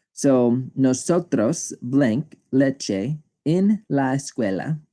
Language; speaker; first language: Spanish; non-native, fluent; English